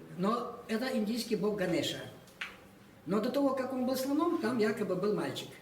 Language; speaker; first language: Russian; non-native, local second language; Ingush